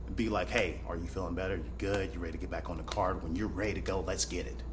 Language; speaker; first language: English; native; English